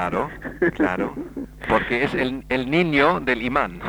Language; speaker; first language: Spanish; native; Spanish